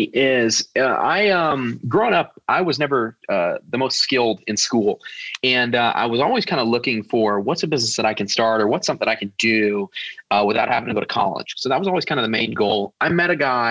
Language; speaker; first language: English; native; English